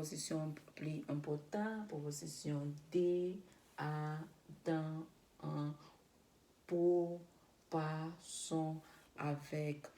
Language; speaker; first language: French; non-native, learner; Spanish